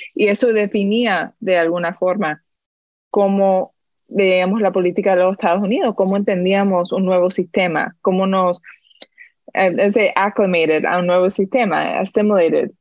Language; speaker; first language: Spanish; early bilingual, heritage; Spanish